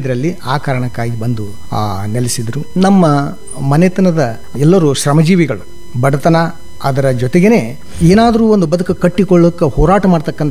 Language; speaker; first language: Kannada; non-native, local second language; Marathi